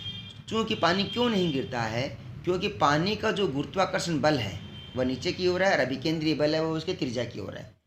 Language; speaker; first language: Hindi; native; Hindi